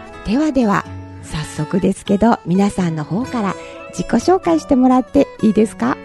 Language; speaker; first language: Japanese; native; Japanese